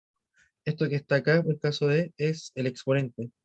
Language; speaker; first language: Spanish; native; Spanish